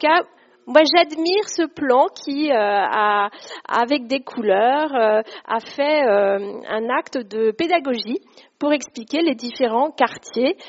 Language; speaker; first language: French; native; French